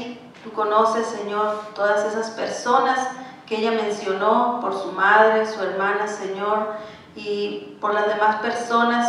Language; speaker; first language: Spanish; native; Spanish